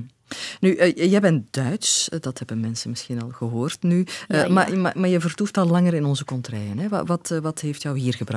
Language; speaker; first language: Dutch; native; Dutch